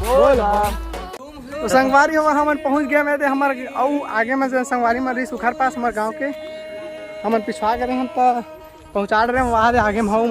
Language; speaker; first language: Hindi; non-native, local second language; Chhattisgarhi